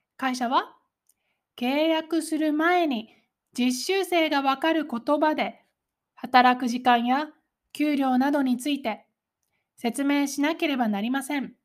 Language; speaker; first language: Japanese; native; Japanese